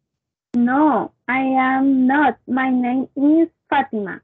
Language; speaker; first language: English; non-native, learner; Spanish